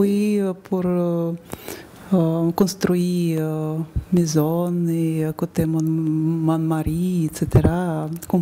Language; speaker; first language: French; non-native, learner; Russian